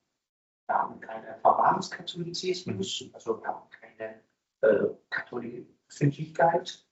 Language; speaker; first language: German; non-native, fluent; Italian